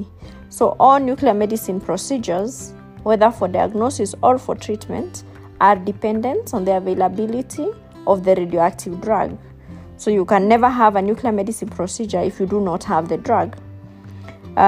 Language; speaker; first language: English; non-native, local second language; Kikuyu